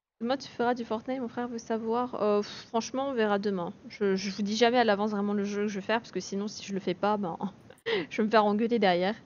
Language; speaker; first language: French; native; French